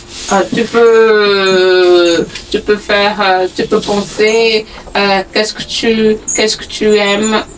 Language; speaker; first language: French; non-native, local second language; Malagasy